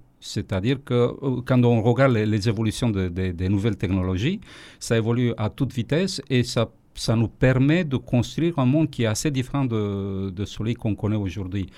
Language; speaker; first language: French; non-native, fluent; Romanian